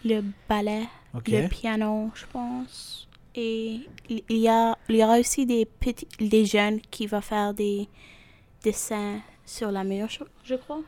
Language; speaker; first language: French; non-native, fluent; Arabic